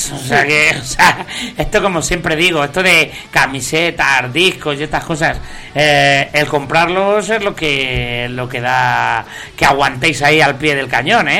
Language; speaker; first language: Spanish; native; Spanish